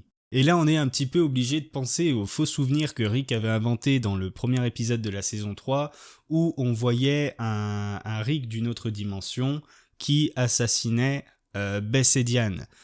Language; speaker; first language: French; native; French